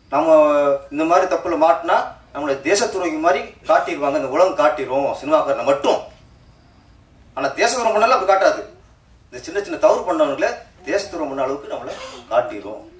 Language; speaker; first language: Tamil; native; Tamil